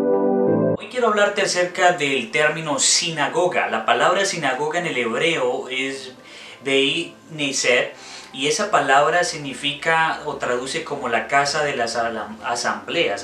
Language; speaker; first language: Spanish; native; Spanish